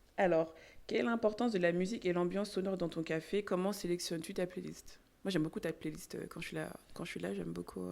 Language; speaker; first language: French; native; French